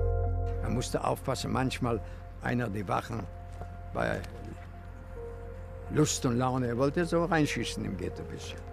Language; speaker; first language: German; non-native, fluent; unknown